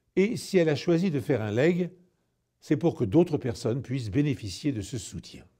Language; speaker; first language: French; native; French